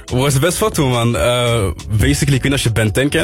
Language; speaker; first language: Dutch; non-native, local second language; French